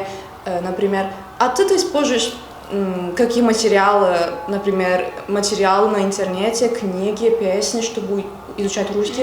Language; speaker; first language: Russian; non-native, fluent; Turkish